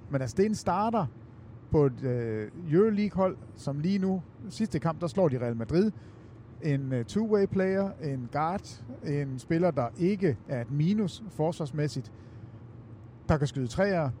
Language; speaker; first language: Danish; native; Danish